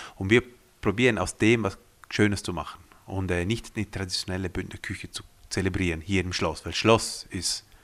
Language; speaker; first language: German; non-native, fluent; Romansh